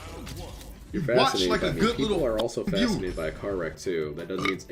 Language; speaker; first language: English; native; English